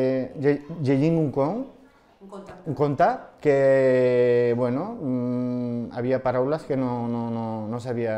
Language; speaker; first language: Catalan; non-native, local second language; Spanish